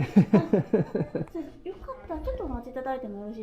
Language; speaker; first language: Japanese; native; Japanese